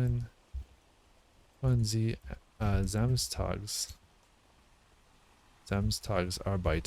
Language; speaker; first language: German; non-native, learner; English